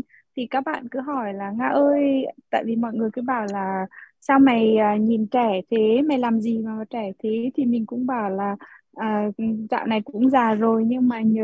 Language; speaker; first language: Vietnamese; early bilingual, heritage; Vietnamese